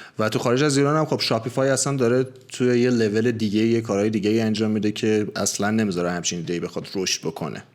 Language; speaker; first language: Persian; native; Persian